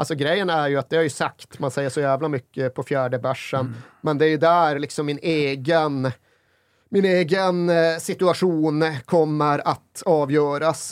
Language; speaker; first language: Swedish; native; Swedish